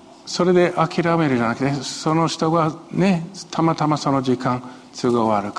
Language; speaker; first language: Japanese; non-native, fluent; Chinese